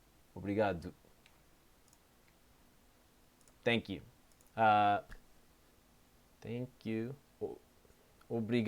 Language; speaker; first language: Portuguese; non-native, learner; English